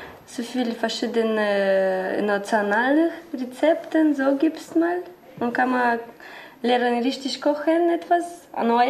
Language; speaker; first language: German; non-native, learner; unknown